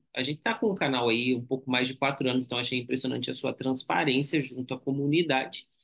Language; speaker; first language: Portuguese; native; Portuguese